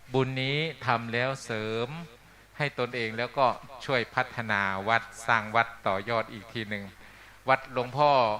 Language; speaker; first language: Thai; non-native, local second language; Northeastern Thai